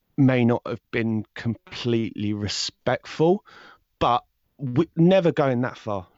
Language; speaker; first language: English; native; English